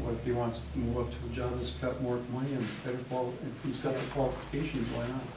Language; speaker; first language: English; native; English